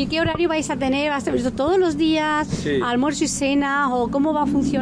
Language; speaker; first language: Spanish; native; Spanish